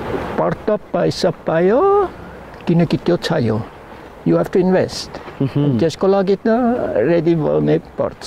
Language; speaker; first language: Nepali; non-native, learner; German